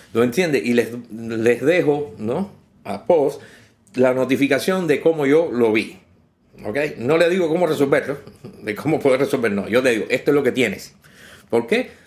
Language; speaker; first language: Spanish; native; Spanish